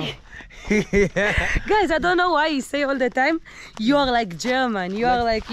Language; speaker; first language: English; non-native, learner; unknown